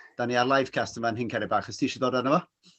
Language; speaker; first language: Welsh; non-native, fluent; English